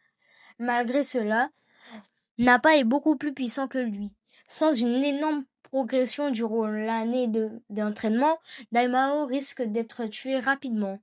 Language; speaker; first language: French; native; French